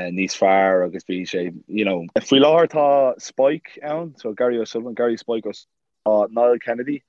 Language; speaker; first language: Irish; non-native, local second language; English